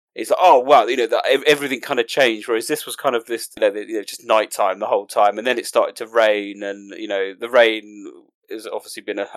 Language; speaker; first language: English; native; English